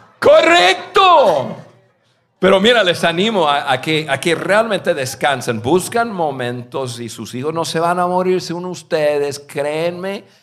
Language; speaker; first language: Spanish; non-native, fluent; English